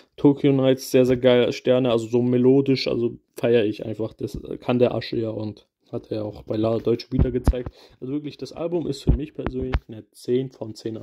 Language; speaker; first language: German; early bilingual, other home language; Kurdish